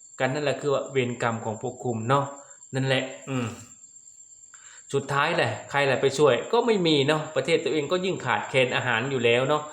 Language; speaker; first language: Thai; non-native, local second language; Lao